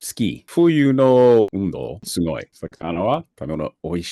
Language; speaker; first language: Japanese; non-native, learner; English